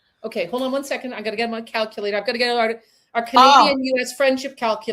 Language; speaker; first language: English; native; English